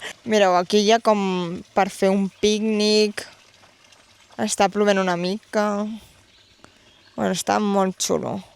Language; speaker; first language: Catalan; native; Catalan